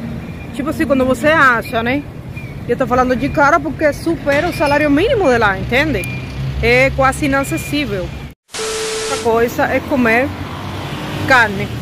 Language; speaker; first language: Portuguese; non-native, fluent; Spanish